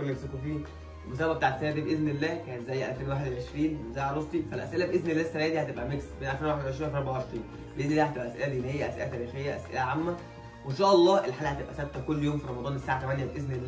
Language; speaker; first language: Arabic; native; Arabic